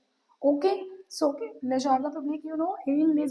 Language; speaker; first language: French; non-native, learner; Hindi